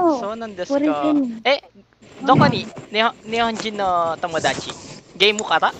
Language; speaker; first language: Japanese; non-native, learner; Filipino